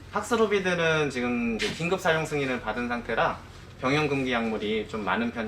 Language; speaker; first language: Korean; native; Korean